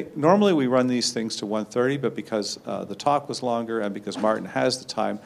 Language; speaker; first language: English; native; English